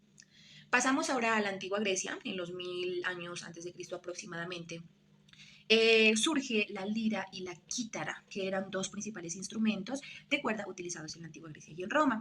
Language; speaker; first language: Spanish; native; Spanish